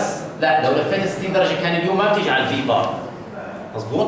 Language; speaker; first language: Arabic; native; Arabic